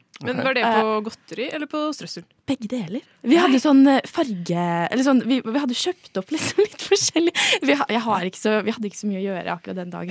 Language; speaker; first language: Norwegian; native; Norwegian